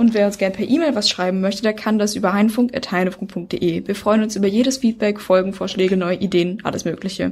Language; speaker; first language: German; native; German